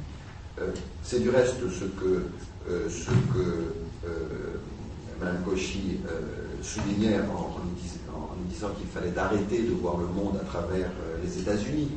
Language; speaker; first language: French; native; French